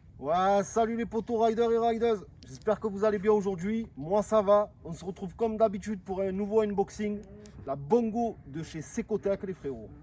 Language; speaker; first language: French; native; French